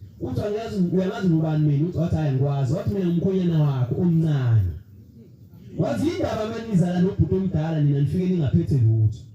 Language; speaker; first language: Zulu; native; Zulu